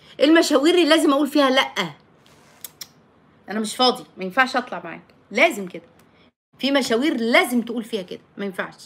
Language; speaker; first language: Arabic; native; Arabic